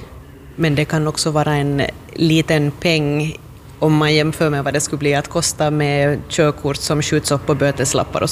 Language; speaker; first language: Swedish; native; Swedish